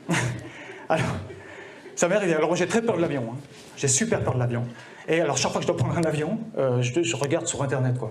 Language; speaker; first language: French; native; French